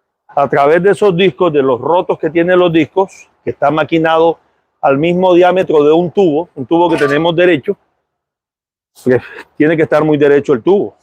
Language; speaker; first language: Spanish; native; Spanish